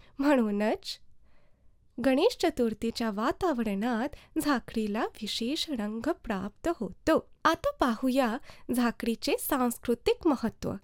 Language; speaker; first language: Marathi; early bilingual, heritage; Marathi